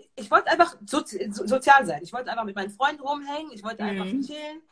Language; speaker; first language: German; native; German